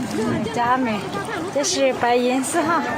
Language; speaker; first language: Chinese; non-native, fluent; Hmong